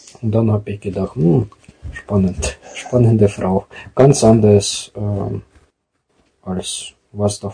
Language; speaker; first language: German; non-native, fluent; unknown